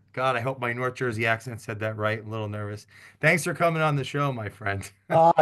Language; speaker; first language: English; native; English